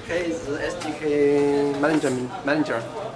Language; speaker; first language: English; non-native, learner; Chinese